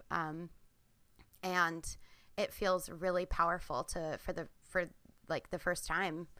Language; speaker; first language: English; native; English